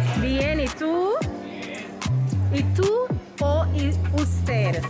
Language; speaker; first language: Spanish; non-native, learner; English